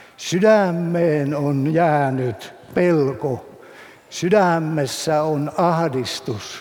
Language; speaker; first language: Finnish; native; Finnish